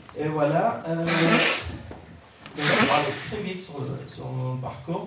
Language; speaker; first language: French; non-native, learner; Arabic